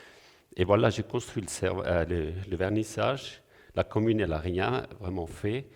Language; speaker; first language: French; non-native, local second language; German